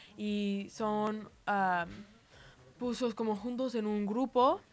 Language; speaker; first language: Spanish; early bilingual, heritage; Spanish